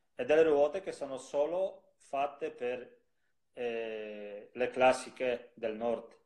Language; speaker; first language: Italian; non-native, fluent; Polish